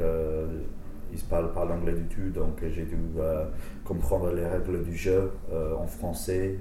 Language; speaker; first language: French; non-native, fluent; English